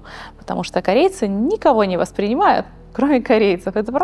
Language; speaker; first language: Russian; native; Russian